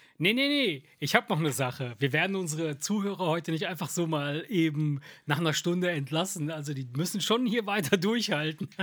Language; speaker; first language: German; early bilingual, other home language; Italian